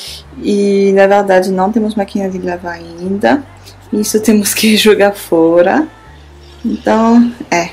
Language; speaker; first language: Portuguese; non-native, fluent; French